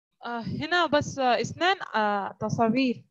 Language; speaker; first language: Arabic; non-native, learner; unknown